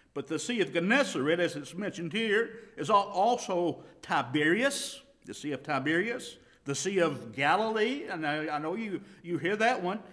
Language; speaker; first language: English; native; English